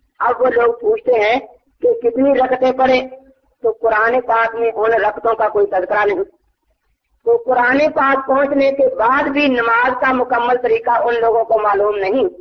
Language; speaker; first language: Urdu; non-native, local second language; Punjabi